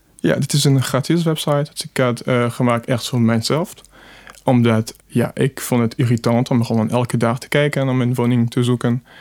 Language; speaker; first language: Dutch; non-native, fluent; French